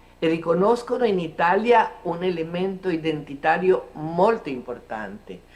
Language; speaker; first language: Italian; early bilingual, heritage; Italian